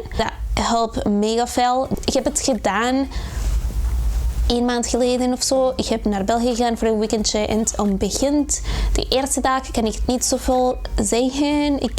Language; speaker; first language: Dutch; non-native, learner; Spanish